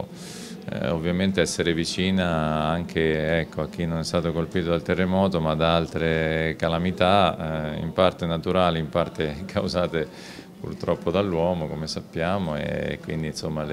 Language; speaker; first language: Italian; native; Italian